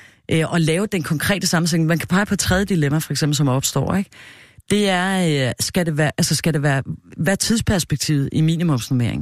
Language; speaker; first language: Danish; native; Danish